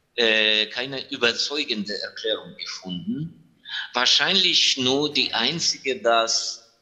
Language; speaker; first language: German; non-native, fluent; Ukrainian